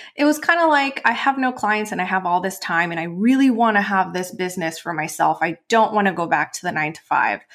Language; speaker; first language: English; non-native, fluent; Spanish